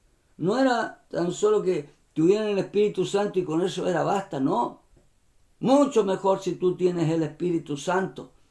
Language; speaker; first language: Spanish; native; Spanish